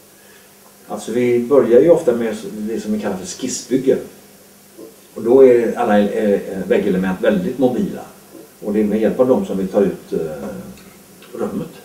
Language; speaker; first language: Swedish; native; Swedish